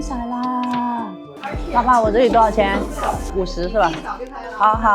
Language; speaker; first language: Chinese; non-native, local second language; Hakka Chinese